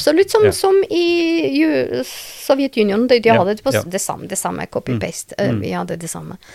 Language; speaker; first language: Norwegian; non-native, learner; Albanian